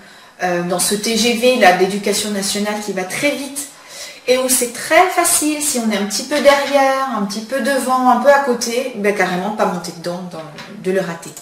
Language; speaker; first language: French; native; French